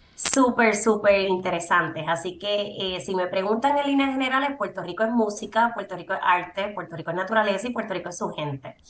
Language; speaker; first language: Spanish; native; Spanish